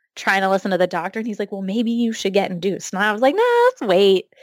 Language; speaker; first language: English; native; English